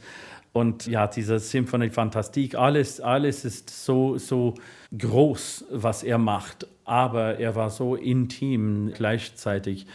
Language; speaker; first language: German; non-native, fluent; English